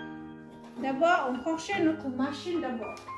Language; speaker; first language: French; non-native, learner; Hmong